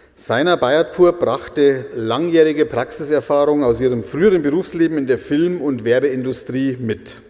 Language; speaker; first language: German; native; German